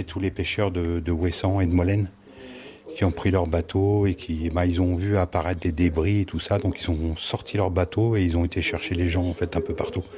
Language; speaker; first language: French; native; French